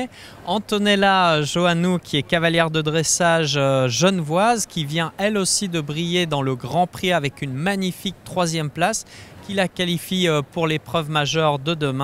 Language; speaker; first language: French; native; French